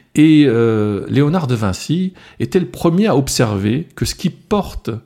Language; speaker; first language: French; non-native, local second language; Swiss German